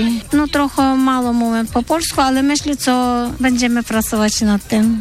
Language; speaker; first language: Polish; non-native, learner; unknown